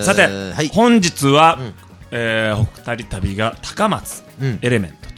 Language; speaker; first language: Japanese; native; Japanese